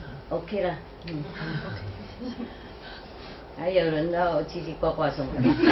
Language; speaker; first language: Chinese; non-native, fluent; Vietnamese